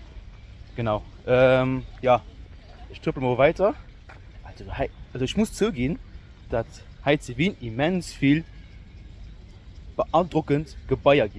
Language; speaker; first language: German; non-native, local second language; Luxembourgish